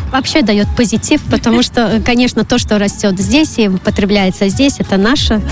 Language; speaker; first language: Russian; non-native, local second language; Latvian